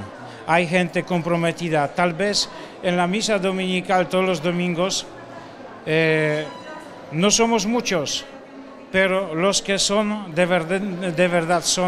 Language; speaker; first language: Spanish; non-native, fluent; Polish